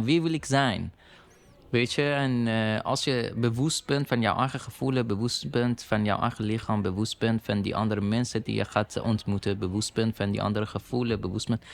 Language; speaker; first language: Dutch; non-native, learner; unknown